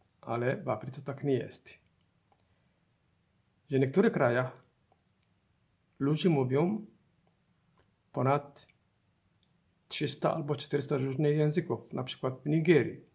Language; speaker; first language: Polish; non-native, learner; Somali